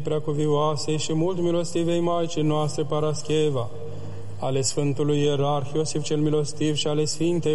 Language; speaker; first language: Romanian; native; Romanian